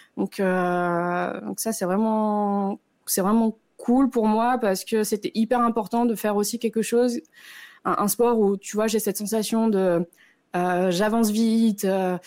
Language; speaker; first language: French; native; French